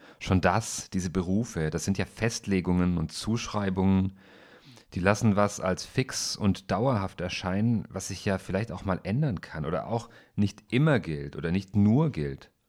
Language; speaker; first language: German; native; German